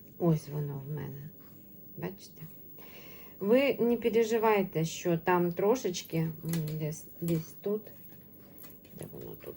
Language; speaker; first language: Ukrainian; non-native, local second language; Russian